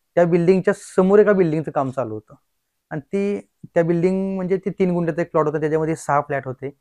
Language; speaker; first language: Marathi; native; Marathi